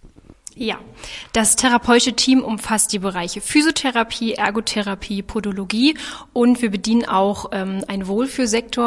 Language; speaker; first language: German; native; German